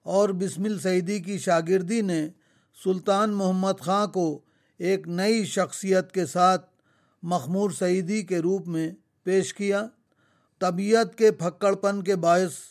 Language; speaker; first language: Urdu; native; Urdu